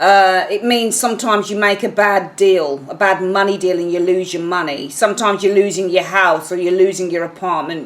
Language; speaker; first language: English; native; English